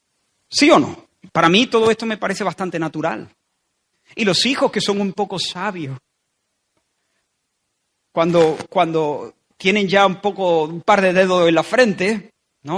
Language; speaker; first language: Spanish; native; Spanish